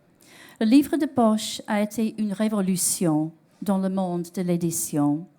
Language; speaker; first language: French; non-native, learner; English